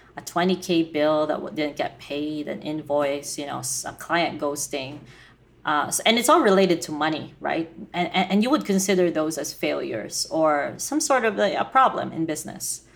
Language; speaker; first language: English; non-native, local second language; Filipino